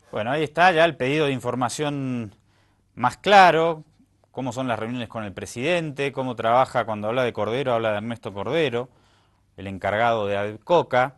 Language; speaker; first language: Spanish; native; Spanish